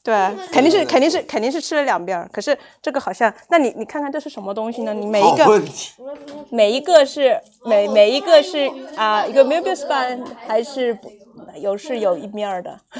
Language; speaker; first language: Chinese; non-native, fluent; English